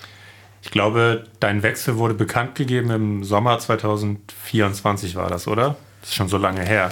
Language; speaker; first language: German; native; German